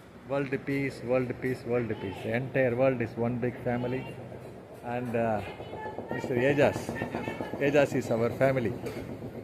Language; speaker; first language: English; non-native, local second language; Tamil